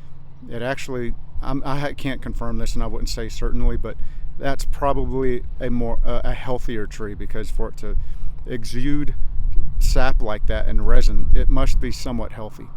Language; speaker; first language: English; native; English